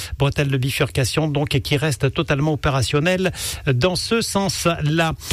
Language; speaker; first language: French; native; French